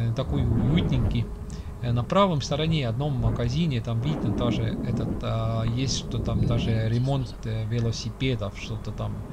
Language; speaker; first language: Russian; non-native, learner; Estonian